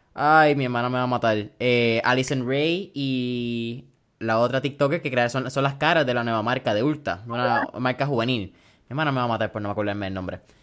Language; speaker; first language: Spanish; early bilingual, heritage; Spanish